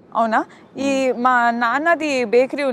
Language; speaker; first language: Telugu; non-native, local second language; Kannada